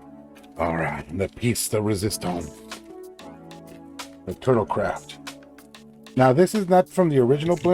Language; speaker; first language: English; native; English